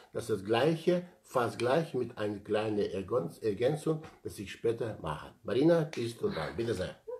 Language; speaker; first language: German; non-native, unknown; Russian